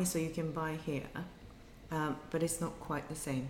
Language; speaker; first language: English; non-native, fluent; Japanese